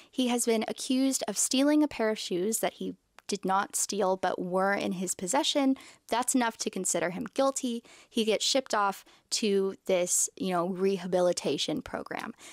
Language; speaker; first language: English; native; English